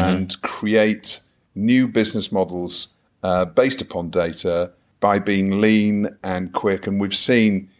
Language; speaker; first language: English; native; English